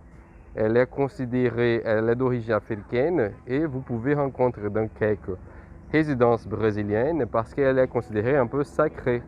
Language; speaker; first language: French; non-native, fluent; Portuguese